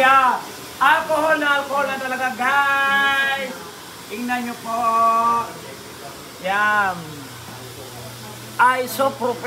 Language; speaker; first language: Filipino; native; Filipino